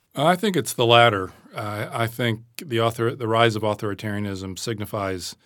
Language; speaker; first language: English; native; English